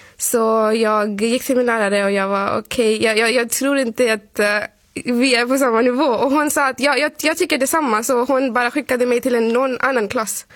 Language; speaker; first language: Swedish; non-native, fluent; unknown